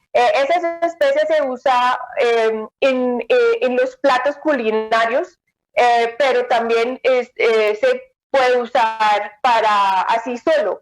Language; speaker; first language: Spanish; non-native, fluent; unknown